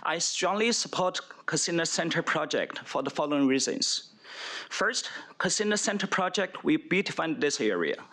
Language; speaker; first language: English; non-native, fluent; Chinese